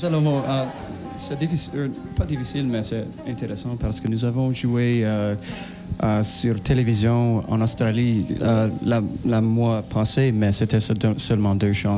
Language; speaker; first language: French; non-native, learner; English